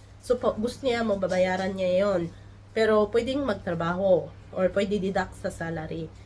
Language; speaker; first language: Filipino; non-native, local second language; Cebuano